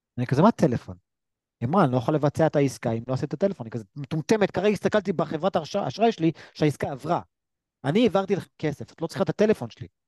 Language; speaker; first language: Hebrew; native; Hebrew